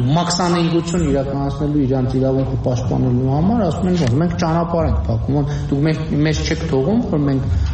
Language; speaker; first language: Armenian; native; Armenian